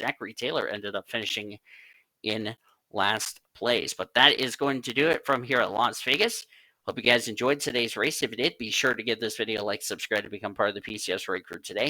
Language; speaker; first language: English; native; English